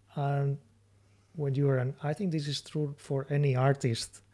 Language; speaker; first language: English; non-native, fluent; Spanish